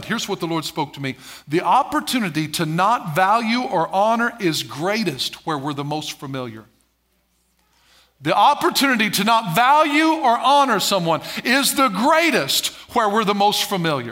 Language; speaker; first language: English; native; English